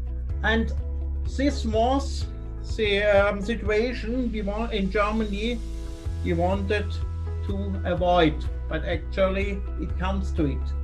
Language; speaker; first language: English; non-native, fluent; German